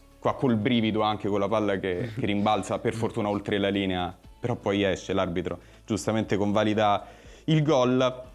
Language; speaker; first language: Italian; native; Italian